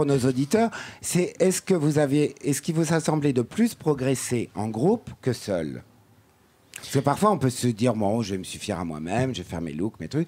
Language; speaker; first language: French; native; French